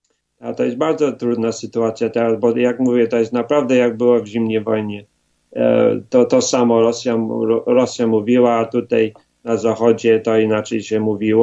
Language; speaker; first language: Polish; early bilingual, heritage; Polish